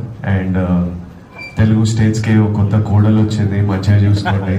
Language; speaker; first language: Telugu; native; Telugu